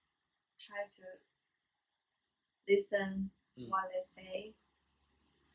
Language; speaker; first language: English; non-native, learner; Chinese